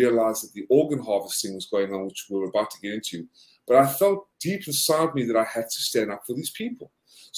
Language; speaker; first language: English; native; English